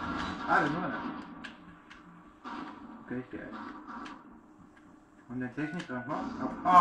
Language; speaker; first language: German; native; German